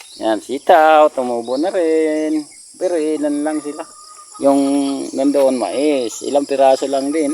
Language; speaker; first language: Filipino; non-native, local second language; Waray